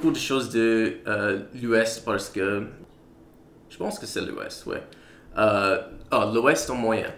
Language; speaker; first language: French; non-native, learner; English